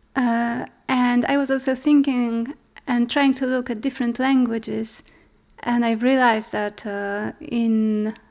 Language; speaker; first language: English; non-native, fluent; Polish